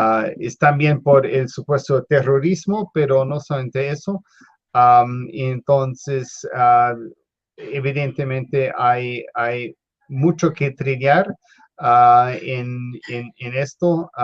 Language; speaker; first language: Spanish; non-native, fluent; English